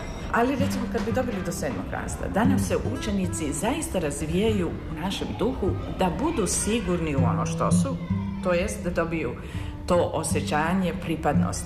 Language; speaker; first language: Serbian; native; Serbian